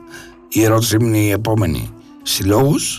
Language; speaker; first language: Greek; native; Greek